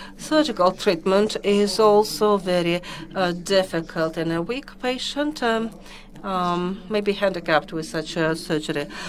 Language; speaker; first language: English; non-native, fluent; Russian